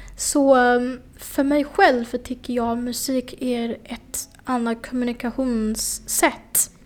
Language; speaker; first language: Swedish; non-native, fluent; Chinese